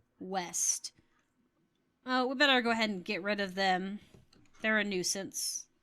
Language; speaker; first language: English; native; English